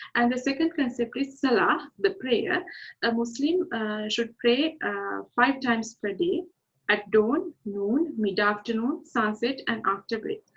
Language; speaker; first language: English; non-native, local second language; Sinhala